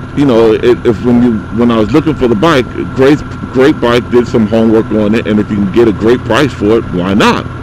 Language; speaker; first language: English; native; English